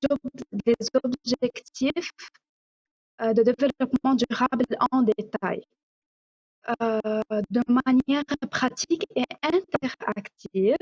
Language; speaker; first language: French; non-native, local second language; Arabic